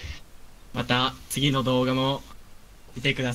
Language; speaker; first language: Japanese; native; Japanese